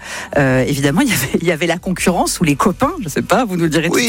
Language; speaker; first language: French; native; French